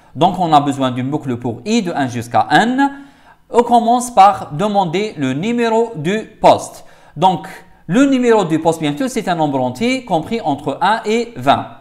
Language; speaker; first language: French; non-native, local second language; Arabic